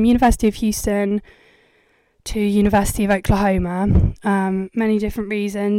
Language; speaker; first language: English; native; English